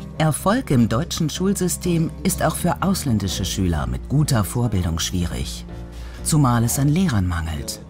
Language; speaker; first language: German; native; German